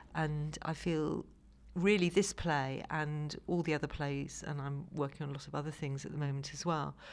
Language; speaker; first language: English; native; English